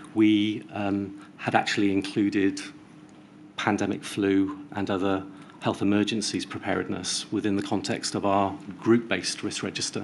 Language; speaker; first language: English; native; English